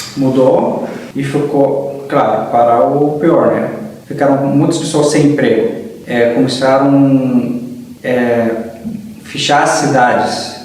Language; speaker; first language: Portuguese; early bilingual, heritage; Arabic